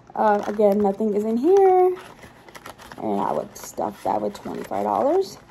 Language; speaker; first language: English; non-native, local second language; Urdu